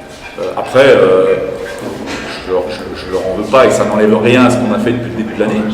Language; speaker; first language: French; native; French